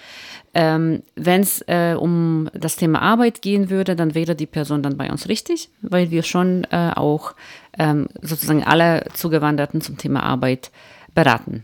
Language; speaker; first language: German; native; German